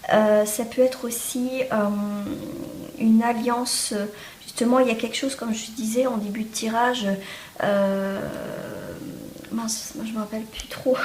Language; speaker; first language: French; native; French